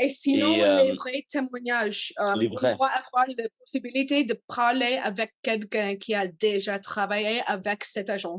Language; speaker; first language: French; non-native, learner; English